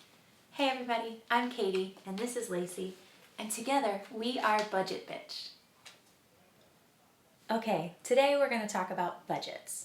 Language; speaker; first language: English; native; English